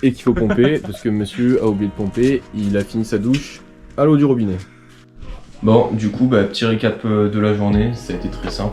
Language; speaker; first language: French; native; French